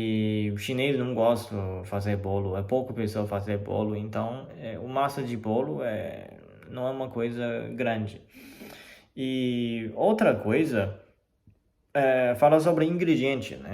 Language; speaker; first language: Portuguese; non-native, fluent; Chinese